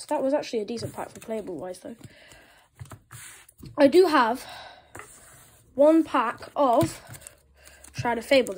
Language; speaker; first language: English; native; English